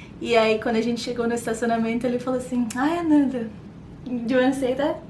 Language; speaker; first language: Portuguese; native; Portuguese